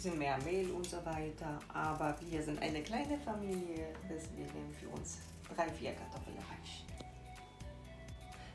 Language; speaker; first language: German; non-native, fluent; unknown